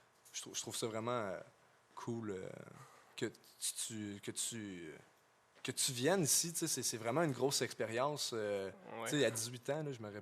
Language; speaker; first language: French; native; French